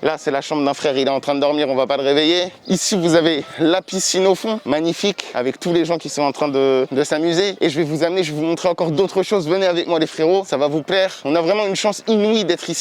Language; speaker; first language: French; native; French